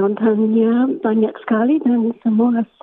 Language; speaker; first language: Indonesian; non-native, fluent; English